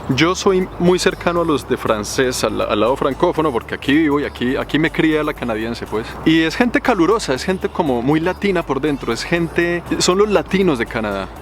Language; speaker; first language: Spanish; native; Spanish